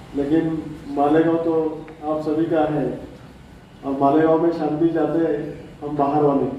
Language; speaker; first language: Hindi; non-native, local second language; Marathi